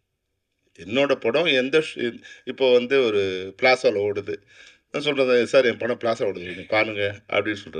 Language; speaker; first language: Tamil; native; Tamil